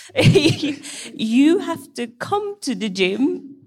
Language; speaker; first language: English; non-native, fluent; Dutch